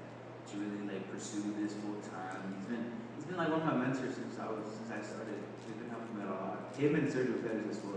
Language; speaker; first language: English; native; English